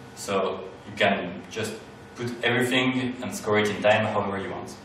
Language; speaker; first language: English; non-native, fluent; French